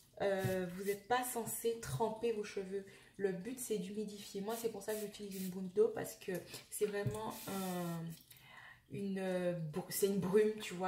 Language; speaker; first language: French; native; French